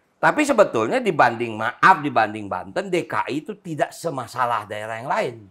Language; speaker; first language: Indonesian; native; Indonesian